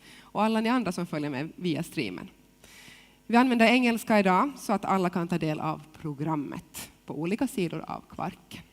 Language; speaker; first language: Swedish; native; Swedish